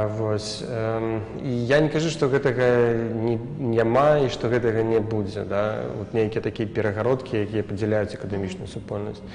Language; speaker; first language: Belarusian; native; Belarusian